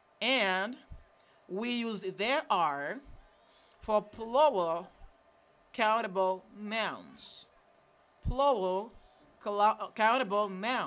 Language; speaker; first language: English; non-native, fluent; Haitian Creole